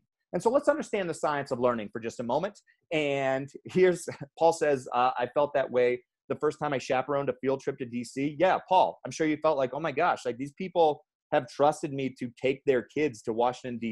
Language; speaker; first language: English; native; English